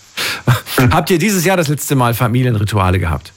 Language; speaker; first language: German; native; German